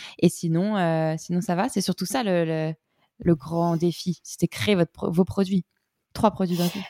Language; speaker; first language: French; native; French